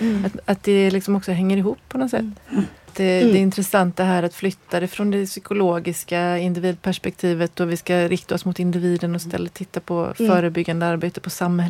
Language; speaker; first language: Swedish; native; Swedish